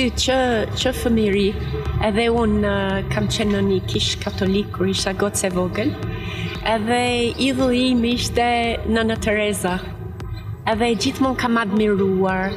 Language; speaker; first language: Albanian; non-native, learner; English